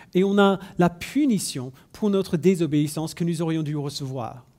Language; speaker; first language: French; non-native, fluent; English